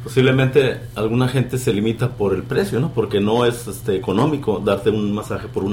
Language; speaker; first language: Spanish; native; Spanish